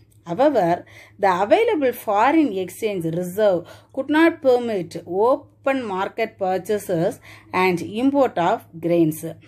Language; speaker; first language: English; non-native, local second language; Tamil